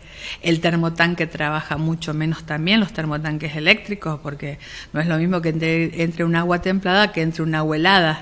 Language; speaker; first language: Spanish; native; Spanish